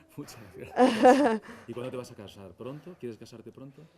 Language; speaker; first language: Spanish; native; Spanish